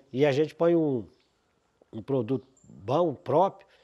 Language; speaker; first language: Portuguese; native; Portuguese